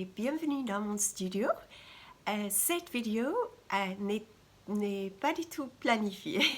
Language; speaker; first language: French; non-native, fluent; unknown